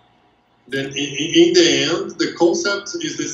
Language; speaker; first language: English; non-native, fluent; Portuguese